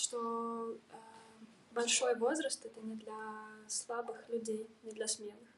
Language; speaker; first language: Russian; native; Russian